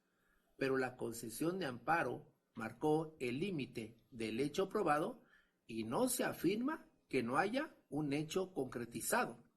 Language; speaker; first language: Spanish; native; Spanish